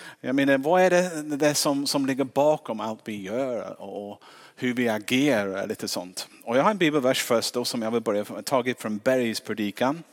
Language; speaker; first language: Swedish; non-native, fluent; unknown